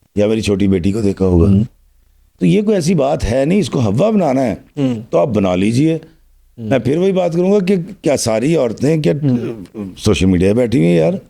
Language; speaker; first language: Urdu; non-native, local second language; Punjabi